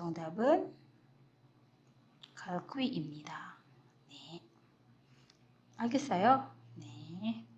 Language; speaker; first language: Korean; non-native, fluent; Indonesian